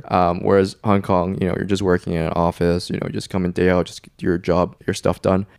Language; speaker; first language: English; non-native, local second language; Cantonese